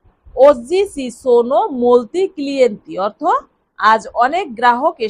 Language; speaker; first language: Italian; non-native, fluent; Bangla